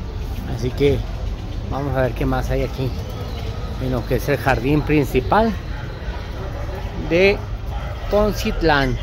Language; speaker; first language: Spanish; native; Spanish